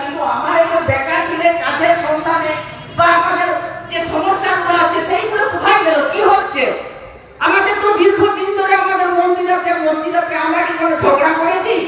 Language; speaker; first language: Bangla; non-native, local second language; Santali